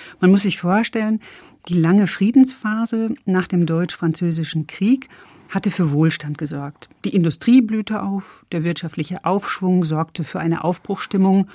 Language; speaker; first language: German; native; German